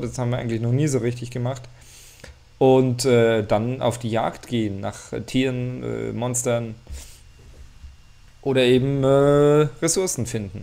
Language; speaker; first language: German; native; German